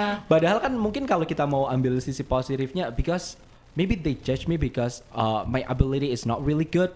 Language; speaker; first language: English; non-native, fluent; Indonesian